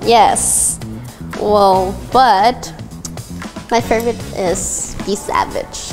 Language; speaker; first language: English; non-native, fluent; Thai